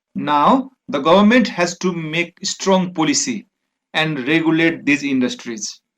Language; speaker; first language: English; non-native, local second language; Nepali